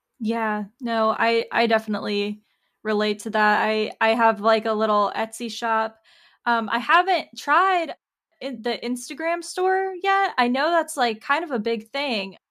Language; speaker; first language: English; native; English